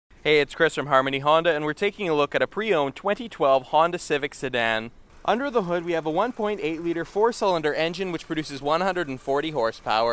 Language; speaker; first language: English; native; English